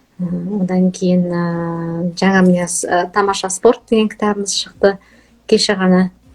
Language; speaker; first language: Kazakh; early bilingual, heritage; Kazakh